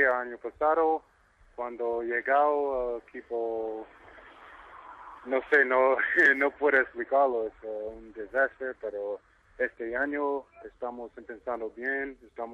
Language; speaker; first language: Spanish; non-native, fluent; English